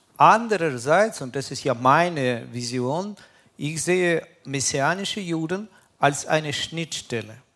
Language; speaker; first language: German; non-native, fluent; Russian